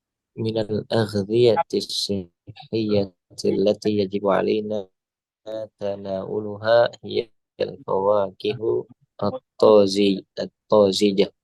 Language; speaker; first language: Arabic; non-native, learner; Indonesian